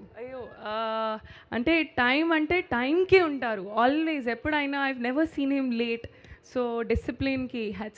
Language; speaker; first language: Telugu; non-native, local second language; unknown